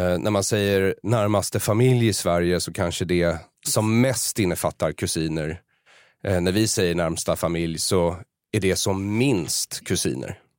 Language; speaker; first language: Swedish; native; Swedish